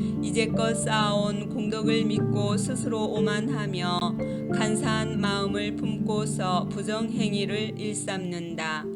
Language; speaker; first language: Korean; native; Korean